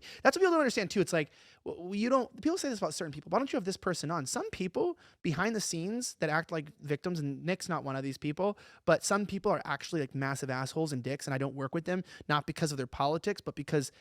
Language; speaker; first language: English; native; English